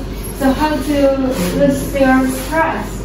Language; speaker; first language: English; non-native, learner; Indonesian